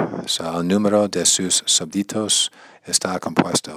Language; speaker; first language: Spanish; non-native, learner; English